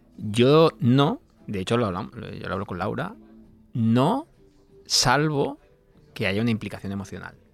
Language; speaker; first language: Spanish; native; Spanish